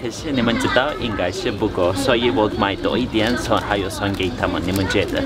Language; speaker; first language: Chinese; non-native, learner; Turkish